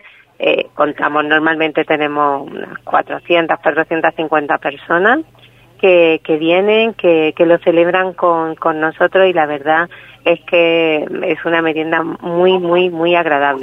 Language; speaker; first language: Spanish; native; Spanish